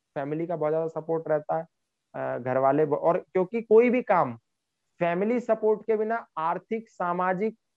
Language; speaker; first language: Hindi; native; Hindi